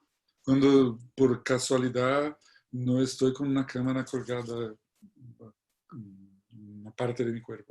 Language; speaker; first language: Spanish; non-native, fluent; Portuguese